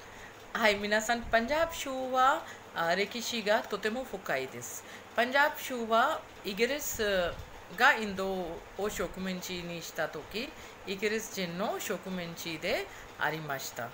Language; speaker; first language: Japanese; non-native, fluent; Hindi